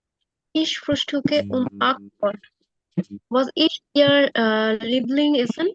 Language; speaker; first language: German; non-native, learner; Bangla